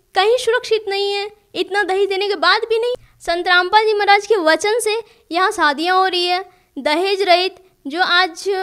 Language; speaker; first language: Hindi; native; Hindi